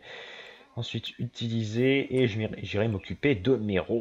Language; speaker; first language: French; native; French